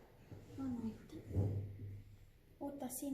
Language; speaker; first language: Estonian; early bilingual, heritage; Estonian